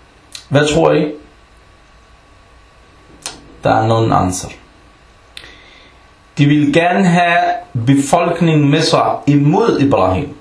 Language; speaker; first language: Danish; early bilingual, other home language; Arabic